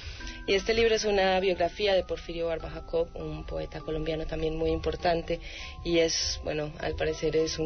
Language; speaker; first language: Spanish; native; Spanish